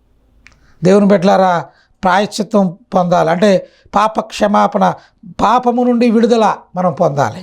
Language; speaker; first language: Telugu; native; Telugu